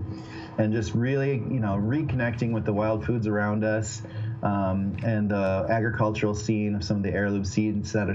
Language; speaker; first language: English; native; English